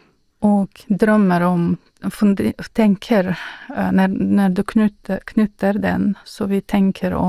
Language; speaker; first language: Swedish; non-native, learner; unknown